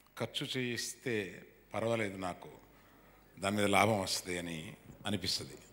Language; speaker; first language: Telugu; native; Telugu